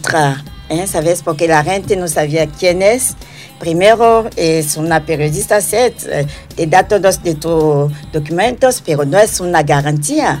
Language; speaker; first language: Spanish; non-native, learner; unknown